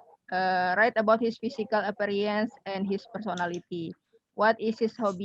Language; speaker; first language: English; non-native, fluent; Indonesian